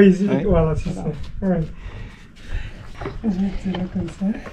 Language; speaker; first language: French; non-native, local second language; Arabic